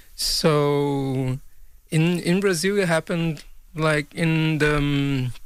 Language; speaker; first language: English; non-native, fluent; Portuguese